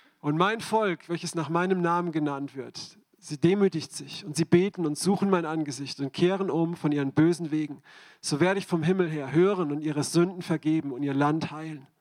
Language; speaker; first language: German; native; German